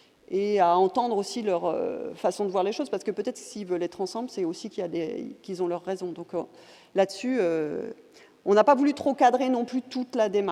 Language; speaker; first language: French; native; French